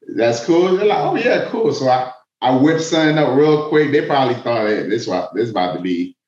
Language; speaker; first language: English; native; English